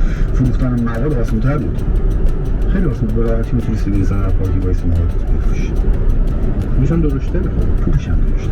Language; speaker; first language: Persian; native; Persian